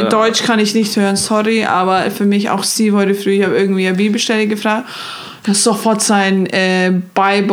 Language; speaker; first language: German; non-native, fluent; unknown